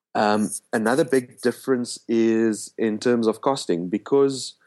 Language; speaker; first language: English; non-native, local second language; Afrikaans